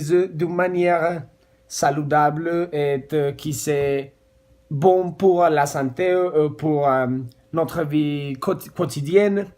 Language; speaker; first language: French; non-native, learner; Spanish